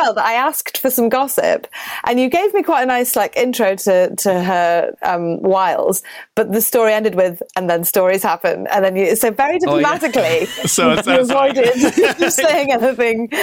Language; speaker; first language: English; native; English